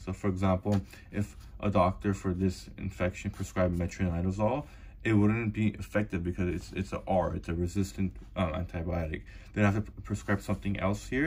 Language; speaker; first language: English; native; English